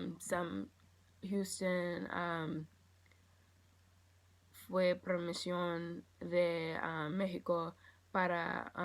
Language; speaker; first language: Spanish; non-native, learner; English